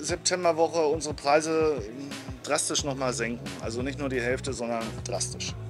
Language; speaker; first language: German; native; German